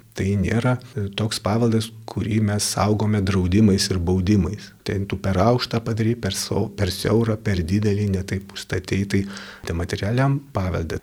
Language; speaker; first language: Lithuanian; native; Lithuanian